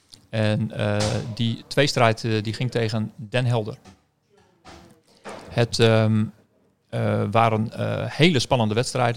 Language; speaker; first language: Dutch; native; Dutch